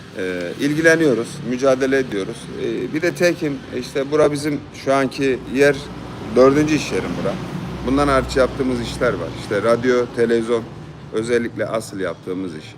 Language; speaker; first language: Turkish; native; Turkish